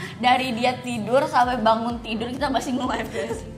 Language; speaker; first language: Indonesian; early bilingual, heritage; Indonesian